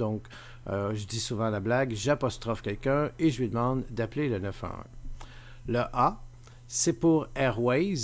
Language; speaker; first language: French; native; French